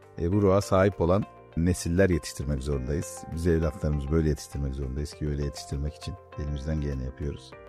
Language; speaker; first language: Turkish; native; Turkish